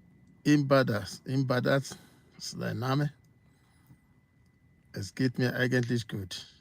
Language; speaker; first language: German; non-native, learner; English